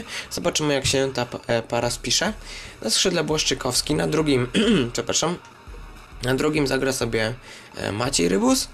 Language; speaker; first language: Polish; native; Polish